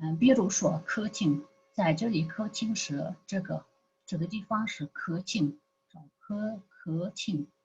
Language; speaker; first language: Chinese; non-native, fluent; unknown